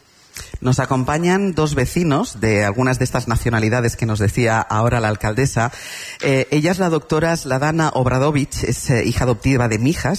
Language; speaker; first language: Spanish; native; Spanish